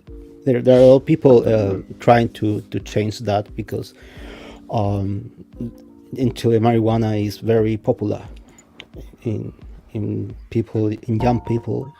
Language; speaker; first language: English; non-native, fluent; Spanish